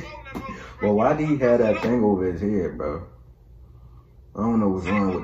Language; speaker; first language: English; native; English